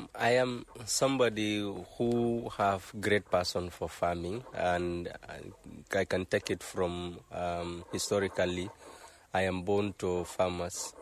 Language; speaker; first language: English; non-native, local second language; Mandingo